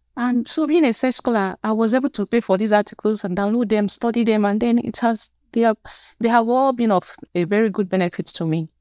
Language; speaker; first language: English; non-native, local second language; Igbo